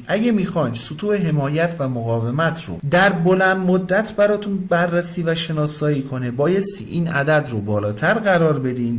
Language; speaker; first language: Persian; native; Persian